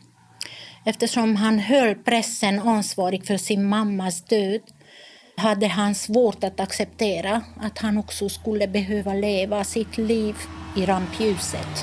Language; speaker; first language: Swedish; non-native, fluent; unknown